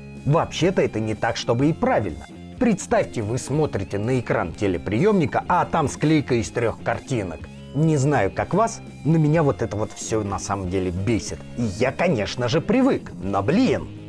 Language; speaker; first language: Russian; native; Russian